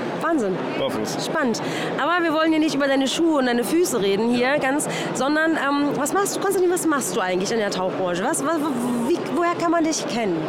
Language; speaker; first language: German; native; German